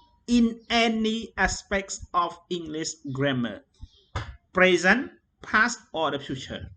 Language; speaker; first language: English; non-native, fluent; Khmer